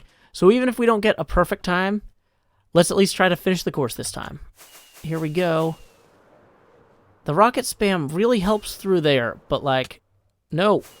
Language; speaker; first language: English; native; English